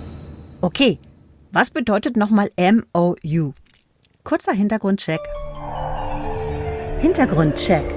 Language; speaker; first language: German; native; German